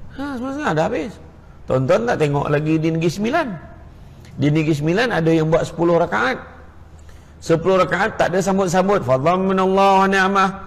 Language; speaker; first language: Malay; native; Malay